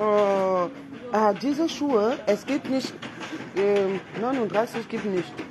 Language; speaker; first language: German; non-native, fluent; French